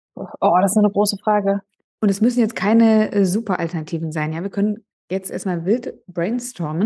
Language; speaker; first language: German; native; German